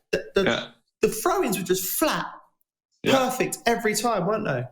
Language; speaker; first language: English; native; English